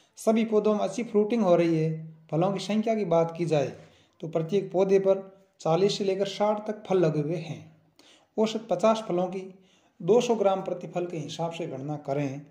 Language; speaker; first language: Hindi; native; Hindi